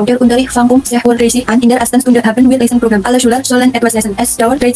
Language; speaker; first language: German; non-native, learner; Indonesian